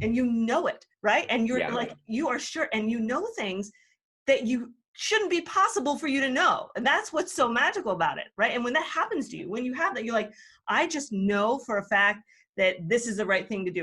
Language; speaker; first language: English; native; English